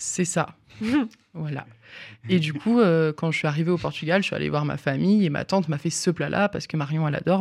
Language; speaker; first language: French; native; French